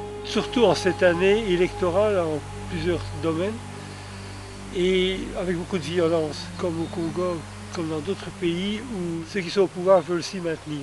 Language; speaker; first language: French; native; French